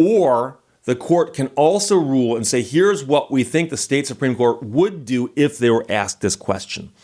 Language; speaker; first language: English; native; English